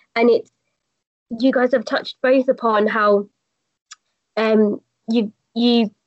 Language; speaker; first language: English; native; English